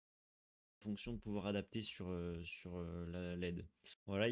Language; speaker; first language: French; native; French